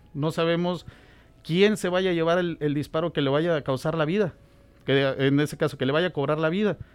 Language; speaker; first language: Spanish; native; Spanish